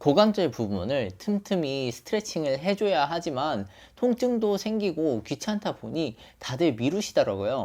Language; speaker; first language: Korean; native; Korean